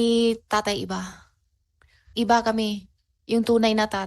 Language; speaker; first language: Filipino; non-native, learner; Chinese